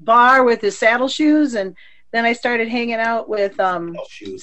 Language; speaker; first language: English; native; English